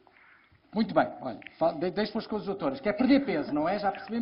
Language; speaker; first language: Portuguese; native; Portuguese